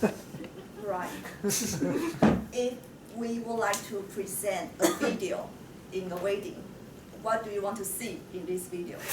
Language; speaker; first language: English; non-native, fluent; Chinese